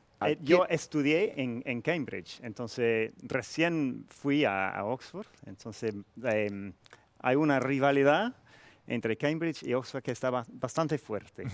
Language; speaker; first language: Spanish; non-native, fluent; English